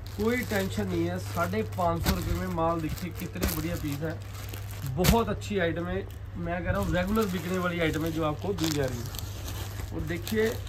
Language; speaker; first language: Hindi; non-native, local second language; Punjabi